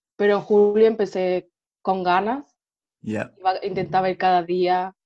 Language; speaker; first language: Spanish; native; Spanish